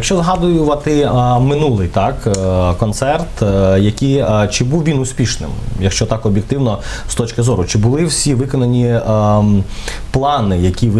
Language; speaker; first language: Ukrainian; native; Ukrainian